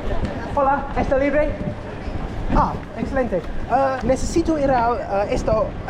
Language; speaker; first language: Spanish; non-native, learner; English